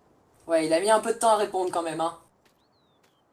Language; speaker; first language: French; native; French